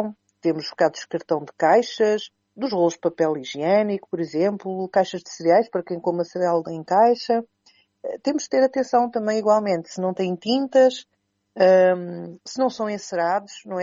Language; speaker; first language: Portuguese; native; Portuguese